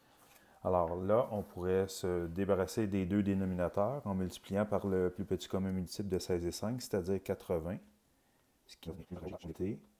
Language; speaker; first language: French; native; French